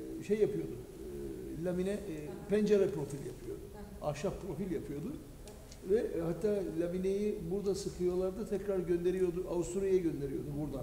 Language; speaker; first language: Turkish; native; Turkish